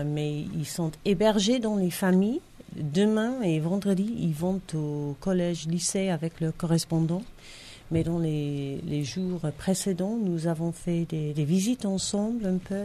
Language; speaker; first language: French; non-native, fluent; English